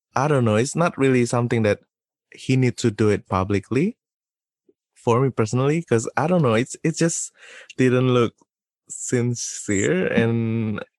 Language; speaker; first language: English; non-native, fluent; Indonesian